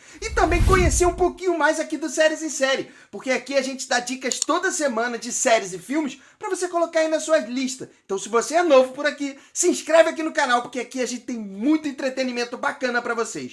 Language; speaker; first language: Portuguese; native; Portuguese